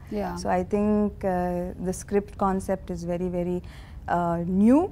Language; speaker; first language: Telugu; non-native, fluent; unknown